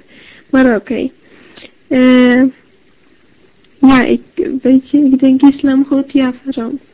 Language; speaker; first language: Dutch; non-native, learner; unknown